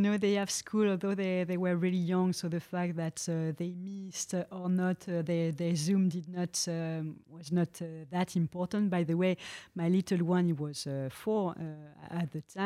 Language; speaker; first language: English; non-native, fluent; French